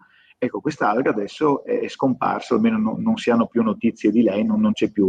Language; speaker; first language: Italian; native; Italian